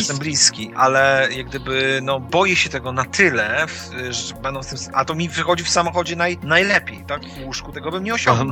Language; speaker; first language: Polish; native; Polish